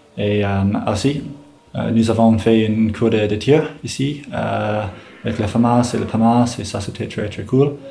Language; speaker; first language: French; non-native, learner; English